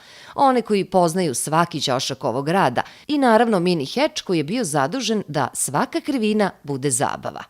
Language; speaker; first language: Serbian; native; Serbian